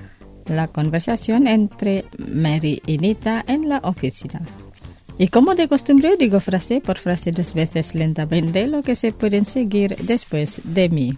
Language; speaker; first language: Spanish; non-native, local second language; Indonesian